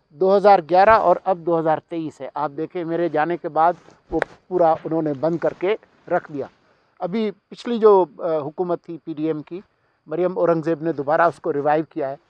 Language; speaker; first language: Urdu; non-native, local second language; Sindhi